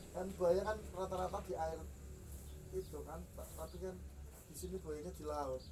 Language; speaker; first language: Indonesian; non-native, local second language; Javanese